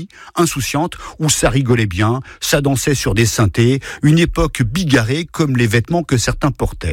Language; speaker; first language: French; native; French